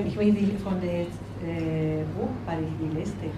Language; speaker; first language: German; non-native, learner; Spanish